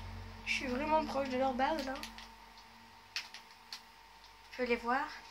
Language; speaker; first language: French; native; French